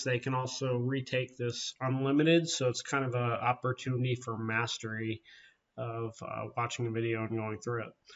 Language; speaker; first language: English; native; English